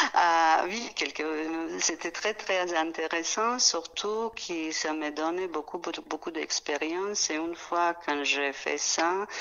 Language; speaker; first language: French; non-native, fluent; Serbian